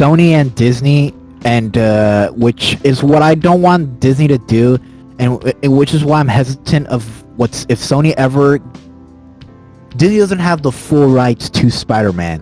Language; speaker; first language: English; native; English